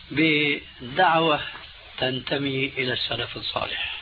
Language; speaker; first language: Arabic; early bilingual, other home language; Albanian